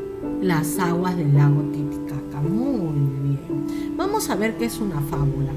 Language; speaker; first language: Spanish; native; Spanish